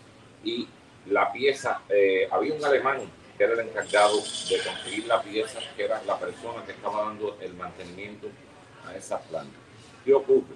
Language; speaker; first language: Spanish; native; Spanish